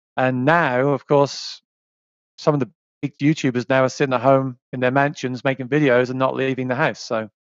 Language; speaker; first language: English; native; English